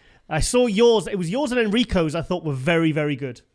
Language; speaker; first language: English; native; English